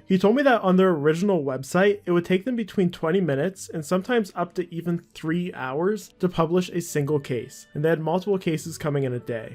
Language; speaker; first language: English; native; English